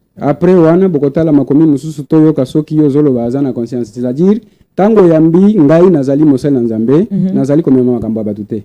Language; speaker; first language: Lingala; non-native, local second language; Luba-Lulua